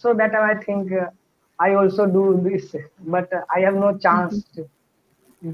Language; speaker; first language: English; non-native, learner; Hindi